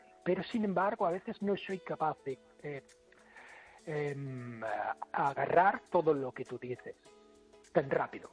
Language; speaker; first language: Spanish; non-native, fluent; English